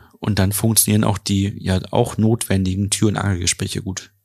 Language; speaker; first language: German; native; German